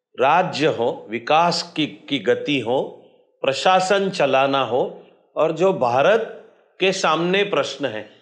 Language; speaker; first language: Hindi; non-native, local second language; Marathi